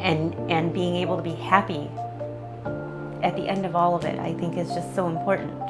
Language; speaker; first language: English; early bilingual, other home language; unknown